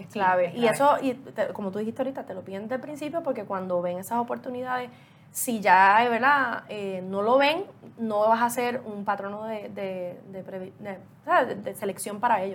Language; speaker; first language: Spanish; native; Spanish